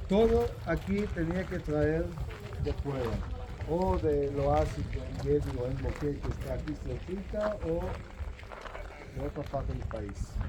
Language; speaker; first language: Spanish; non-native, fluent; Hebrew